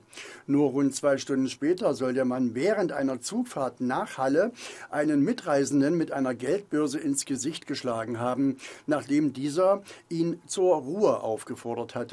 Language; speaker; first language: German; native; German